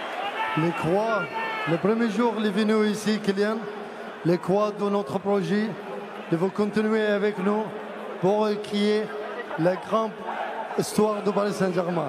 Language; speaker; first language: French; non-native, learner; Arabic